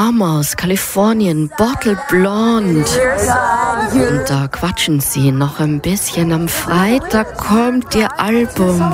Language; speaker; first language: German; native; German